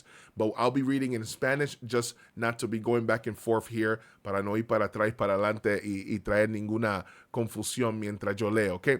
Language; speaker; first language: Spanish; early bilingual, heritage; Spanish